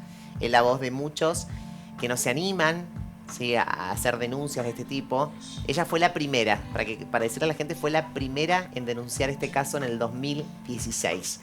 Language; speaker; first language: Spanish; native; Spanish